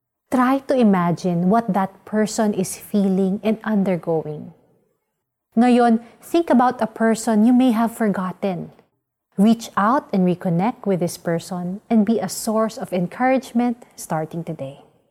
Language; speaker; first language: English; non-native, local second language; Filipino